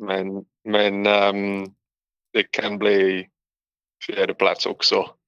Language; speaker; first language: Swedish; non-native, learner; English